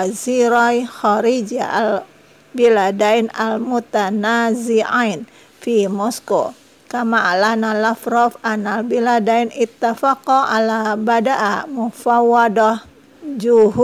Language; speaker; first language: Arabic; non-native, fluent; Indonesian